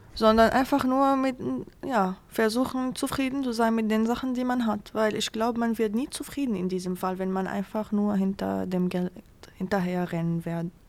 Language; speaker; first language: German; non-native, fluent; Arabic